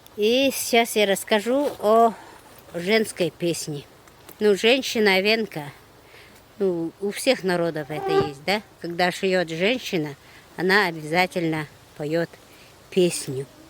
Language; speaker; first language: Russian; non-native, local second language; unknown